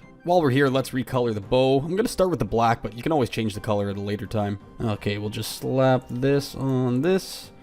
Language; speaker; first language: English; native; English